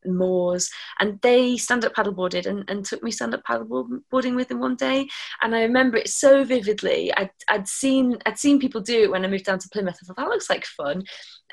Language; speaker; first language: English; native; English